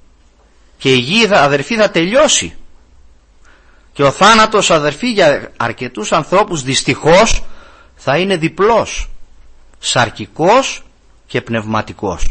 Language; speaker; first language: Greek; native; Greek